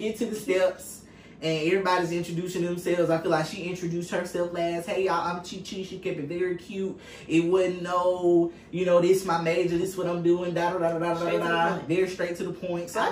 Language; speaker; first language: English; native; English